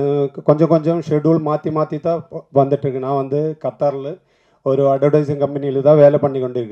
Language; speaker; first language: Tamil; non-native, learner; Malayalam